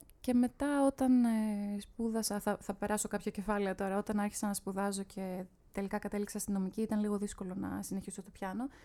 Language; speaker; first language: Greek; native; Greek